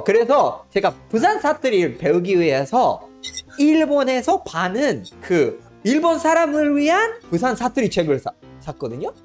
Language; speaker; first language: Korean; non-native, fluent; Spanish